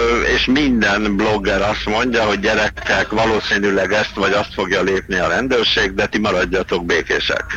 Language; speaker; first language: Hungarian; native; Hungarian